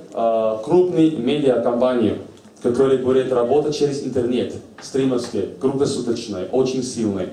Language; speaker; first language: Russian; native; Russian